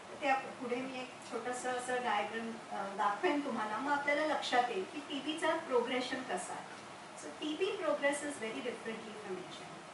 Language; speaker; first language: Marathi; non-native, local second language; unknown